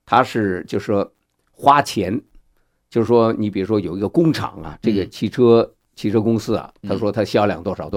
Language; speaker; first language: Chinese; native; Chinese